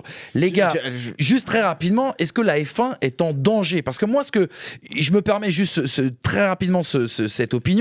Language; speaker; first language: French; native; French